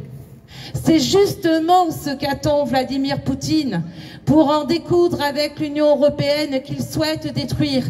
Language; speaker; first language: French; native; French